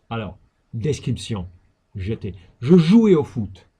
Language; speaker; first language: French; non-native, fluent; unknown